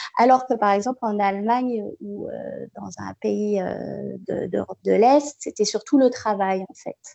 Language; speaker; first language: French; native; French